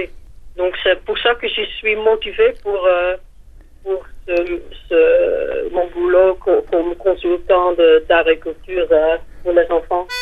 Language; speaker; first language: French; non-native, fluent; Dutch